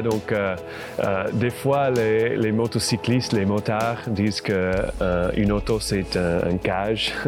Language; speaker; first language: French; non-native, fluent; English